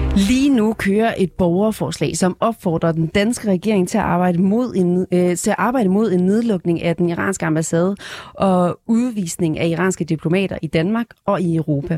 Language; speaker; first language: Danish; native; Danish